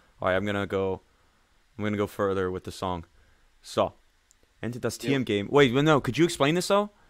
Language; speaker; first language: English; native; English